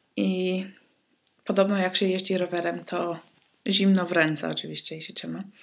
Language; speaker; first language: Polish; early bilingual, heritage; Polish